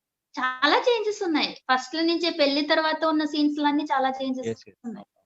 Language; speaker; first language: Telugu; non-native, learner; Malayalam